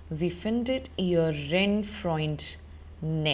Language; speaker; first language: German; non-native, fluent; Hindi